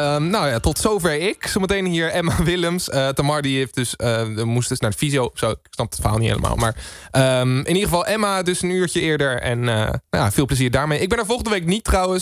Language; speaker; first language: Dutch; native; Dutch